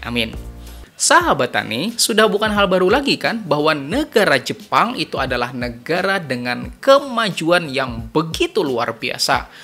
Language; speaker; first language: Indonesian; native; Indonesian